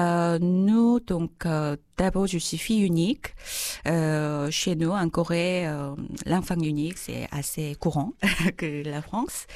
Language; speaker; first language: French; non-native, fluent; Korean